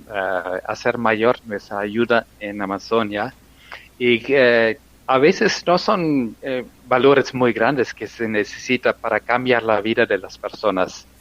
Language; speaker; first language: Spanish; non-native, fluent; German